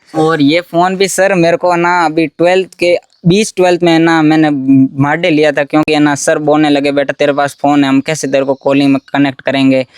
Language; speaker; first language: Hindi; native; Hindi